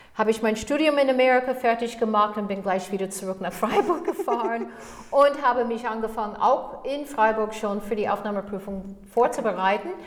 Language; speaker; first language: German; non-native, fluent; English